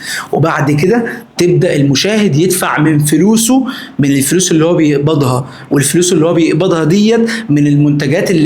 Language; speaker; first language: Arabic; native; Arabic